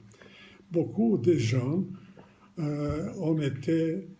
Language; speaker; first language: French; non-native, fluent; Romanian